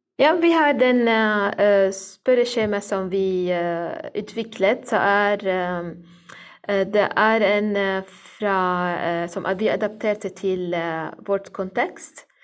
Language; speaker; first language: Norwegian; non-native, learner; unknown